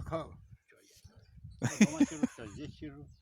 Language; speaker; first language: Russian; native; Russian